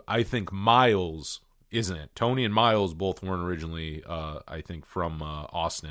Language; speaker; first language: English; native; English